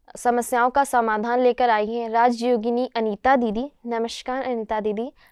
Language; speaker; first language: Hindi; native; Hindi